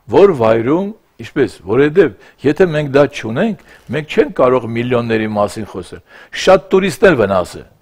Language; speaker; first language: Armenian; native; Armenian